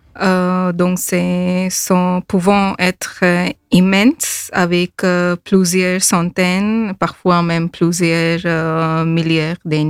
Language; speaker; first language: French; non-native, fluent; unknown